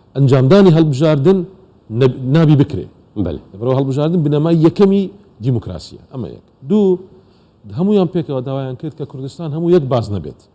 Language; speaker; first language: Central Kurdish; non-native, local second language; Assyrian Neo-Aramaic